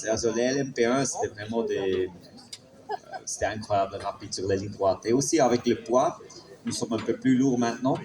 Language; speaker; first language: French; non-native, fluent; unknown